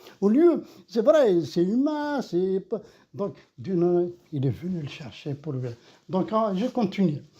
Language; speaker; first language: French; non-native, local second language; Kabyle